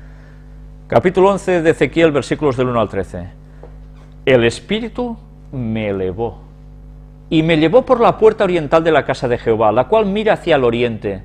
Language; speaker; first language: Spanish; native; Spanish